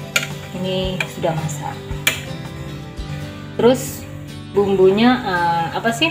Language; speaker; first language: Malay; non-native, local second language; Madurese